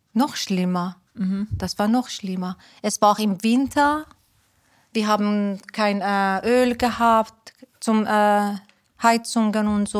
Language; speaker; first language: German; non-native, learner; Persian